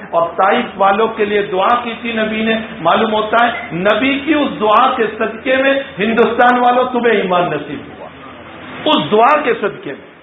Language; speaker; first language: Urdu; non-native, local second language; Gujarati